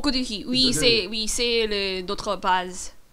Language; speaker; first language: French; non-native, learner; Korean